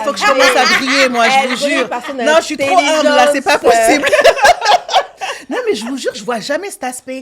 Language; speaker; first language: French; native; French